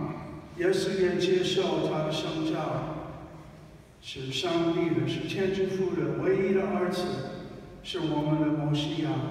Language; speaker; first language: Chinese; non-native, fluent; English